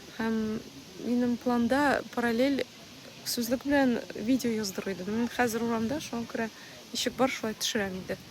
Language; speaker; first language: Tatar; non-native, local second language; Russian